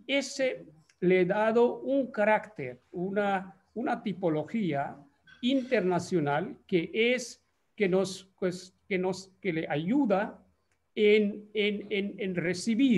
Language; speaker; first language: Spanish; non-native, fluent; Bangla